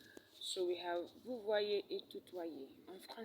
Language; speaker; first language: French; non-native, fluent; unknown